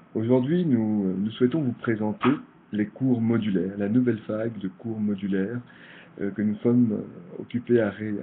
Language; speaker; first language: French; native; French